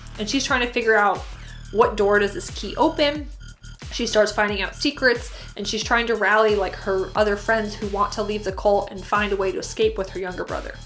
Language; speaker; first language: English; native; English